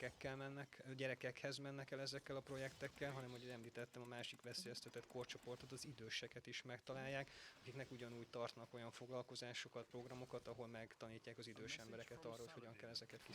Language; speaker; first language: Hungarian; native; Hungarian